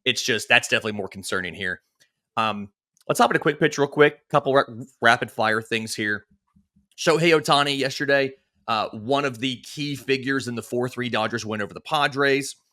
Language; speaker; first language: English; native; English